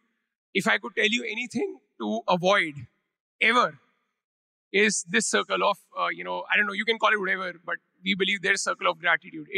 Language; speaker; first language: English; non-native, local second language; Punjabi